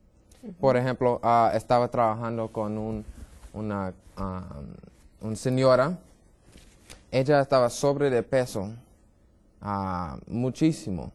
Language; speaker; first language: Spanish; non-native, learner; English